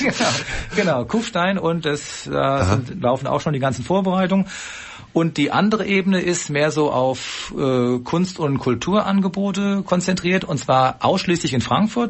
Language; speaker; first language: German; native; German